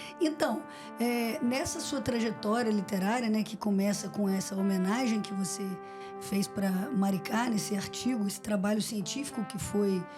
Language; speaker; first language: Portuguese; native; Portuguese